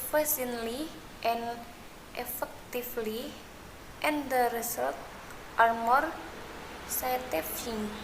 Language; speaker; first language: English; non-native, learner; Indonesian